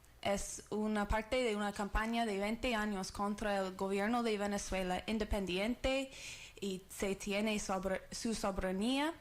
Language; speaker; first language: Spanish; non-native, learner; English